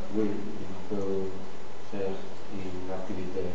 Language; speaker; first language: French; non-native, learner; Spanish